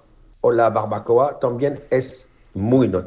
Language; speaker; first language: Spanish; non-native, fluent; French